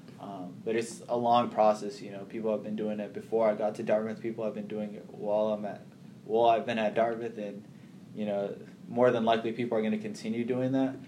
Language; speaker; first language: English; early bilingual, other home language; Somali